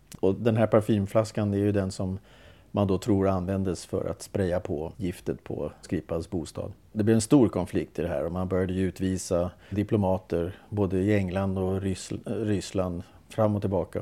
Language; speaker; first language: Swedish; native; Swedish